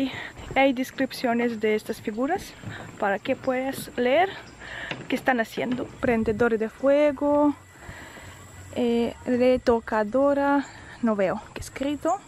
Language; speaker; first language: Spanish; non-native, fluent; Russian